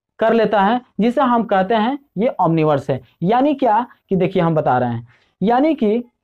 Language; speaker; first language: Hindi; native; Hindi